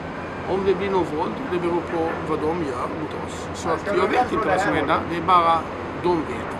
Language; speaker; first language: Swedish; non-native, fluent; Hebrew